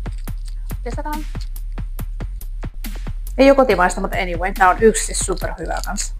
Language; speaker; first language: Finnish; non-native, learner; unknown